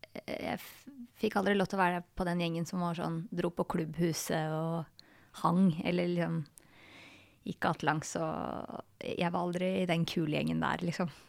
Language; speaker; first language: Norwegian; native; Norwegian